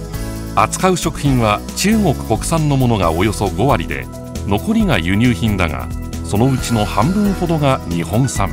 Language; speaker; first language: Japanese; native; Japanese